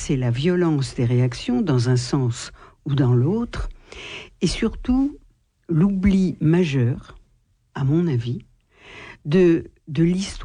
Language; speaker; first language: French; native; French